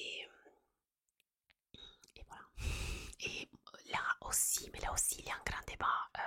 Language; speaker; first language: French; non-native, fluent; Italian